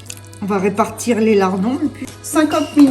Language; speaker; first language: French; native; French